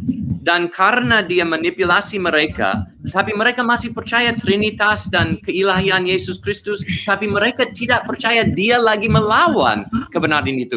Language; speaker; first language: Indonesian; non-native, learner; English